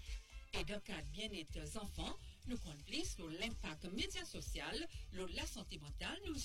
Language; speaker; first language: French; non-native, local second language; Seselwa Creole French